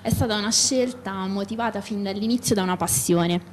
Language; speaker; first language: Italian; native; Italian